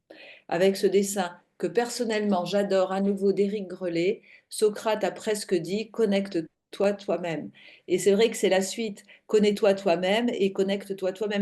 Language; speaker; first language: French; native; French